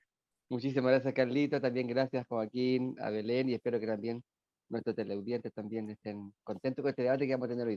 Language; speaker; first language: Spanish; native; Spanish